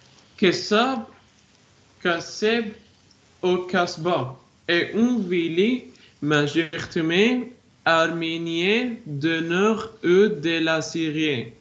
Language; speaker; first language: French; non-native, learner; Arabic